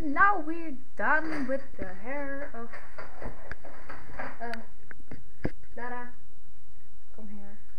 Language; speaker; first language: English; non-native, learner; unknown